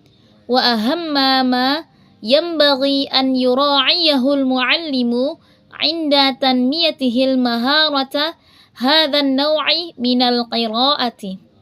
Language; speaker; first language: Arabic; non-native, learner; Indonesian